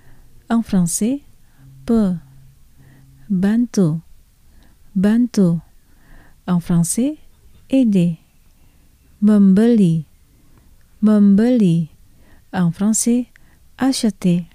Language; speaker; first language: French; non-native, fluent; Indonesian